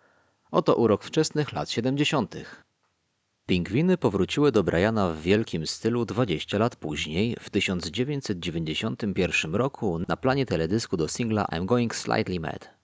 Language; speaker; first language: Polish; native; Polish